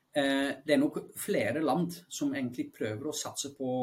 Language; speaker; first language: Norwegian; non-native, fluent; Dutch